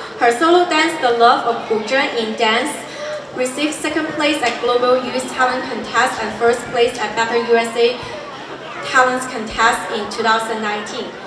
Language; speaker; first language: English; non-native, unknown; Chinese